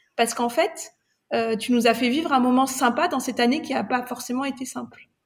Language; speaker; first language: French; non-native, local second language; Arabic